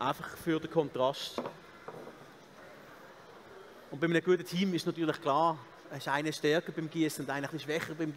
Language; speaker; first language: German; native; German